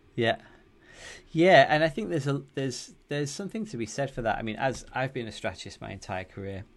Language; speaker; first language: English; native; English